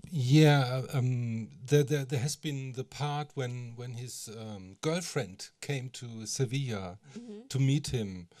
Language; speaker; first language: English; non-native, fluent; German